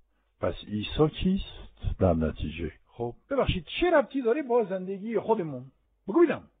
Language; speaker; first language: Persian; non-native, fluent; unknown